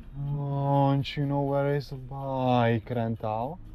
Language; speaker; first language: English; non-native, learner; Czech